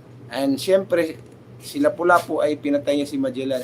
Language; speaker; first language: Filipino; native; Filipino